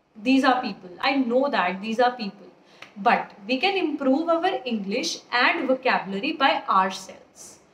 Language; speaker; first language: Hindi; native; Hindi